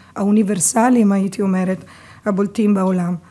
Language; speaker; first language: Hebrew; non-native, fluent; Italian